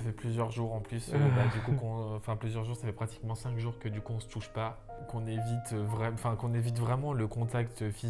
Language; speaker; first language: French; native; French